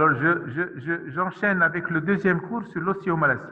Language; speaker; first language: French; non-native, local second language; Arabic